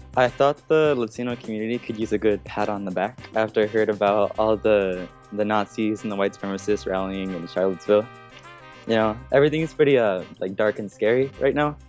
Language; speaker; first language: English; native; English